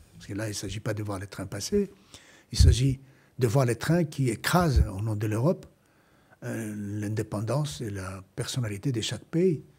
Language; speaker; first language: French; non-native, fluent; Greek